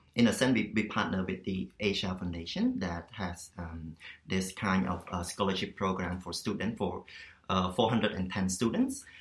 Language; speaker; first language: English; non-native, fluent; Khmer